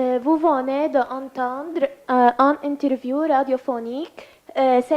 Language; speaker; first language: French; non-native, learner; Arabic